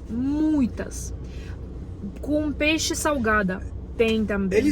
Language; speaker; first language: Portuguese; non-native, learner; Russian